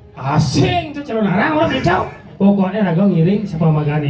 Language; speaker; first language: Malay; non-native, local second language; Balinese